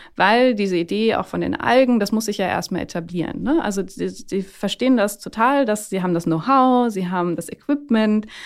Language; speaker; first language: German; native; German